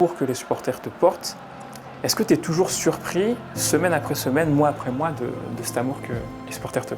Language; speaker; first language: French; native; French